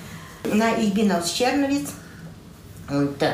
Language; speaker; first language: German; non-native, fluent; Russian